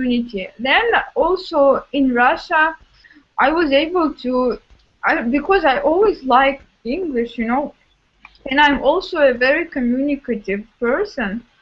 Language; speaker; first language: English; non-native, fluent; Russian